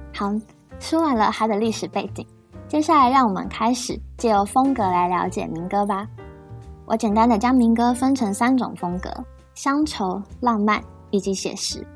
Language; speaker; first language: Chinese; native; Chinese